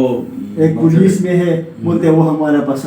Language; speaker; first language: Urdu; non-native, local second language; Pashto